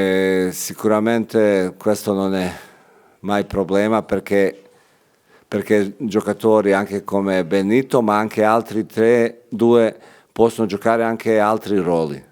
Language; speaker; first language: Italian; non-native, fluent; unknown